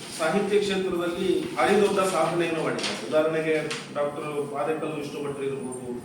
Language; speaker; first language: Kannada; native; Kannada